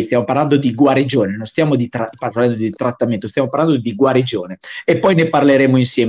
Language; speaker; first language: Italian; native; Italian